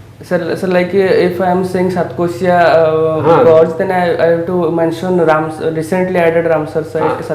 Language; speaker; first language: English; non-native, local second language; Odia